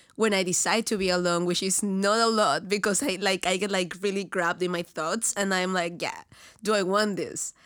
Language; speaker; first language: English; non-native, fluent; Spanish